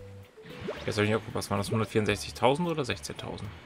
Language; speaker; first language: German; native; German